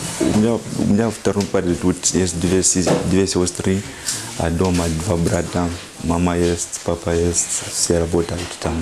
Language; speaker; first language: Russian; non-native, learner; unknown